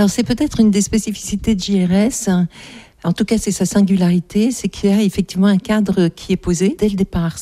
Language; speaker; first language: French; native; French